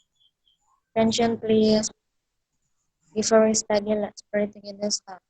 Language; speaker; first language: English; non-native, learner; Indonesian